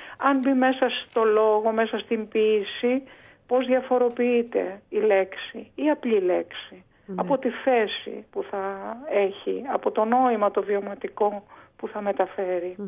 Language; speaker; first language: Greek; native; Greek